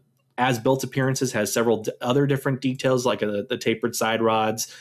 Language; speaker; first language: English; native; English